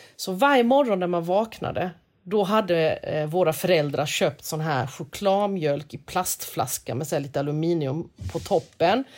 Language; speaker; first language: Swedish; early bilingual, other home language; Korean